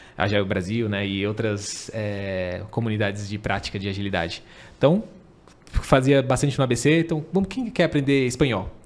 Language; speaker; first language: Portuguese; native; Portuguese